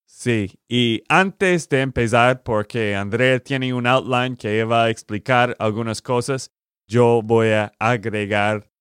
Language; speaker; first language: Spanish; non-native, learner; English